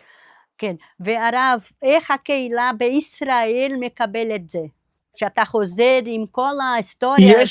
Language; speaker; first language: Hebrew; non-native, fluent; Portuguese